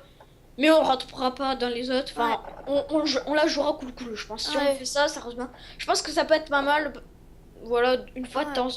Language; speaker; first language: French; native; French